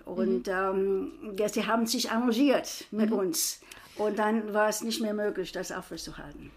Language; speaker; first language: German; non-native, fluent; English